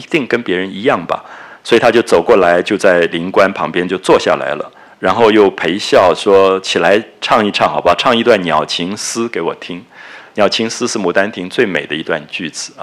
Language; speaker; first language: Chinese; native; Chinese